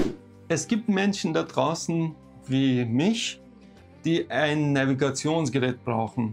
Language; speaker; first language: German; non-native, fluent; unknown